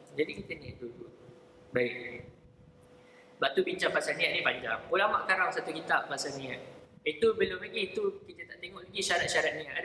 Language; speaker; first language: Malay; native; Malay